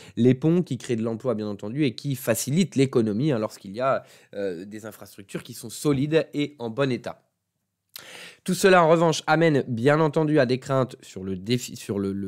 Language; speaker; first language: French; native; French